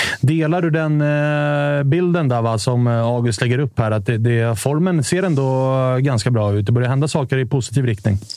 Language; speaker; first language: Swedish; native; Swedish